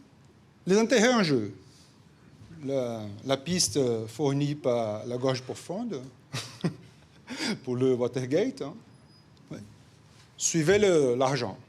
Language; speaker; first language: French; non-native, fluent; Portuguese